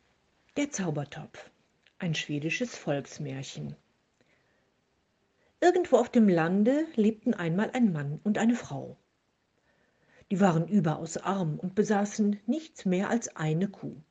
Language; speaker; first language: German; native; German